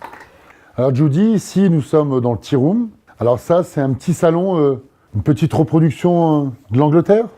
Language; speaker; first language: French; native; French